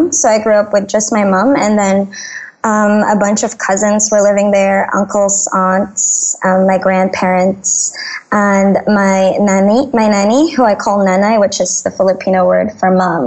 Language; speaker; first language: English; non-native, local second language; Filipino